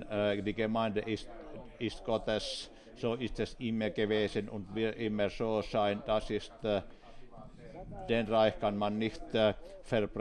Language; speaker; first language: German; non-native, fluent; Finnish